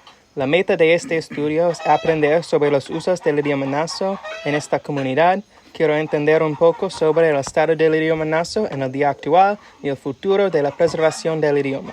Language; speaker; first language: Spanish; non-native, fluent; English